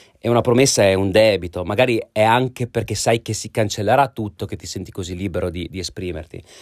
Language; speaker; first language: Italian; native; Italian